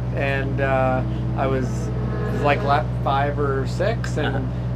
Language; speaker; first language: English; native; English